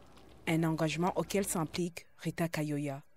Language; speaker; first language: French; non-native, local second language; Rundi